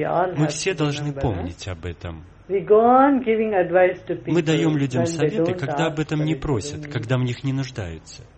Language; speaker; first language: Russian; native; Russian